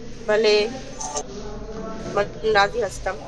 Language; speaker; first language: Persian; non-native, learner; Urdu